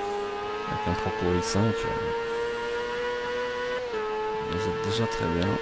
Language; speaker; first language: French; native; French